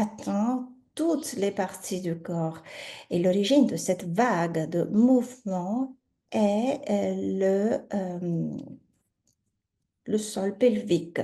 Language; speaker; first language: French; native; French